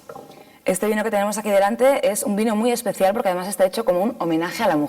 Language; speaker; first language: Spanish; native; Spanish